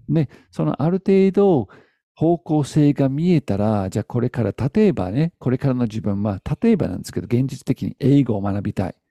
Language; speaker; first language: Japanese; non-native, fluent; English